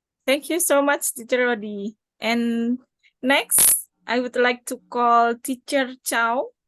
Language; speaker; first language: English; non-native, learner; Indonesian